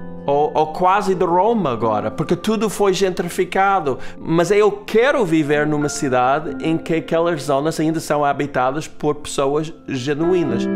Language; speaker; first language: Portuguese; non-native, fluent; English